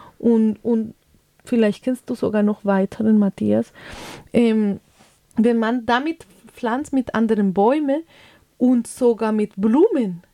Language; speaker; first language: German; non-native, fluent; Spanish